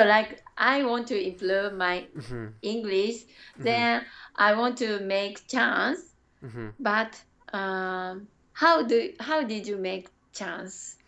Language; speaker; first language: English; non-native, learner; Japanese